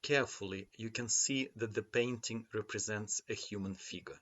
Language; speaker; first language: English; non-native, fluent; Ukrainian